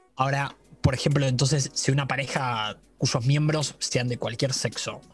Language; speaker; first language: Spanish; native; Spanish